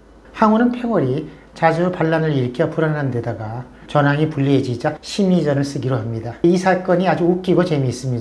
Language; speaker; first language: Korean; native; Korean